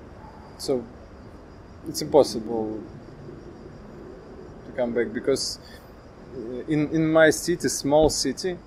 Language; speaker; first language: English; non-native, learner; Ukrainian